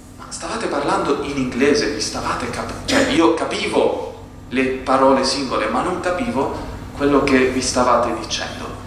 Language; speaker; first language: Italian; non-native, fluent; Arabic